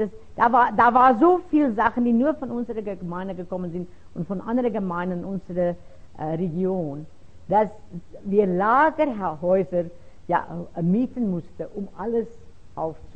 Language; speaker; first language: German; non-native, fluent; Afrikaans